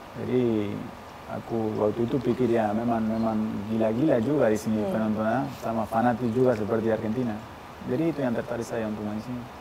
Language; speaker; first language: Indonesian; non-native, fluent; Spanish